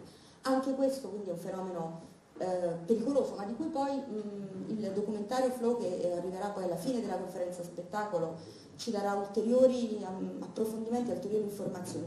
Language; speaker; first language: Italian; native; Italian